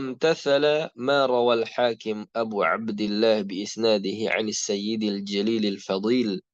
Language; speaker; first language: Arabic; non-native, fluent; Indonesian